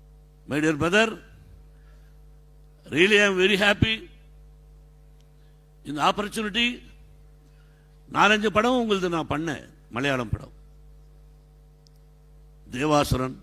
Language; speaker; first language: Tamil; non-native, learner; Telugu